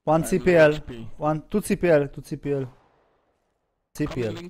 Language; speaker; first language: English; non-native, learner; Polish